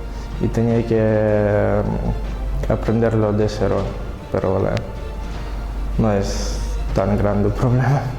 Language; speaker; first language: Spanish; non-native, fluent; Russian